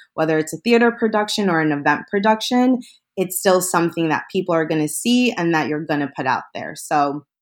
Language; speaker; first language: English; early bilingual, other home language; Spanish